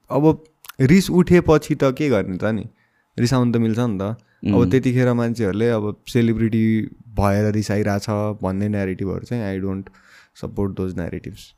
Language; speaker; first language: Nepali; non-native, local second language; Bhojpuri